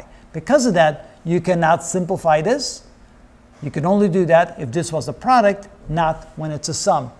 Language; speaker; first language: English; native; English